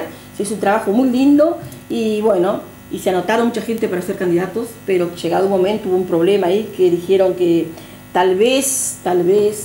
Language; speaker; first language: Spanish; native; Spanish